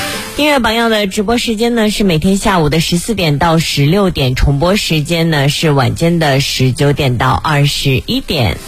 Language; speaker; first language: Chinese; native; Chinese